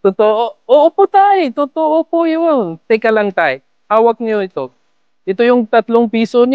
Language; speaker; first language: Filipino; non-native, learner; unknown